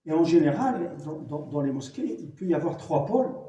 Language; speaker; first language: French; non-native, local second language; Arabic